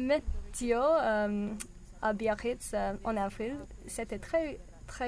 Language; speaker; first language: French; non-native, learner; English